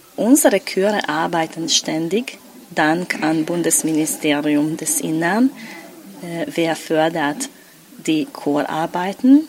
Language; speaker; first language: German; non-native, local second language; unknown